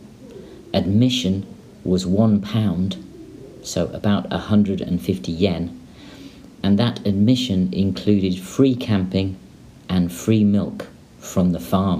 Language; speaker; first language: English; native; English